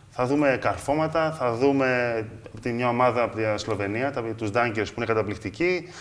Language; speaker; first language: Greek; native; Greek